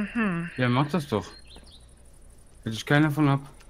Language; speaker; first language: German; native; German